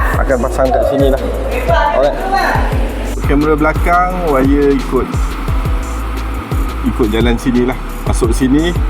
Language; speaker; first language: Malay; native; Malay